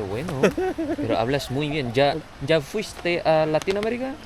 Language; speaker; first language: Spanish; non-native, fluent; Indonesian